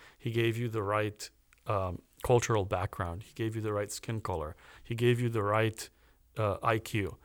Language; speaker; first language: English; early bilingual, other home language; Romanian